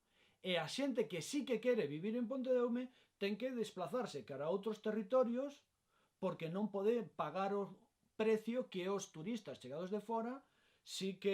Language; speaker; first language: Galician; non-native, local second language; Spanish